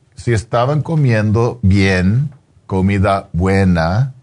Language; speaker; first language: Spanish; early bilingual, heritage; Spanish